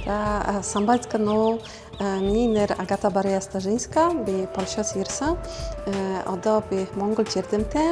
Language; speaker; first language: Mongolian; non-native, fluent; Polish